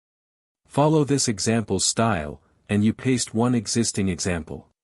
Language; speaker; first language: English; native; English